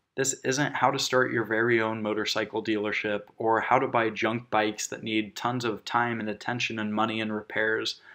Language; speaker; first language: English; native; English